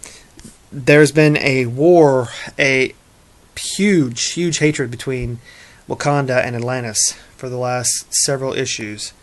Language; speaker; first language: English; native; English